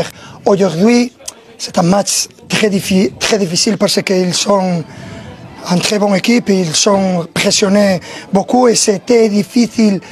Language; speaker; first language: French; non-native, learner; Spanish